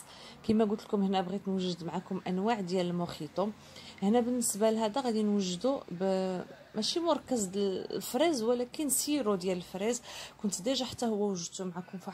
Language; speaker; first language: Arabic; native; Arabic